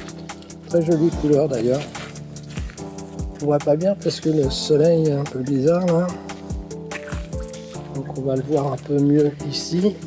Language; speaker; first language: French; native; French